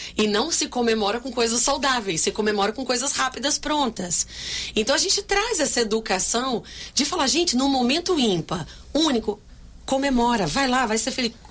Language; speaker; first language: Portuguese; native; Portuguese